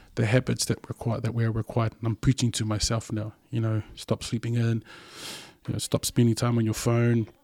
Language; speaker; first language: English; non-native, local second language; Samoan